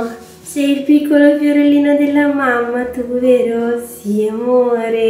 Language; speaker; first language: Italian; native; Italian